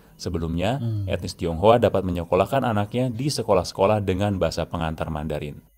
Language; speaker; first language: Indonesian; native; Indonesian